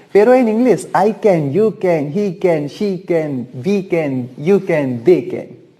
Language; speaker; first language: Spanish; non-native, learner; Hindi